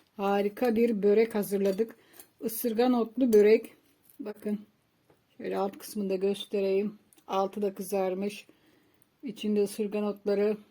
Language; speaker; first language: Turkish; native; Turkish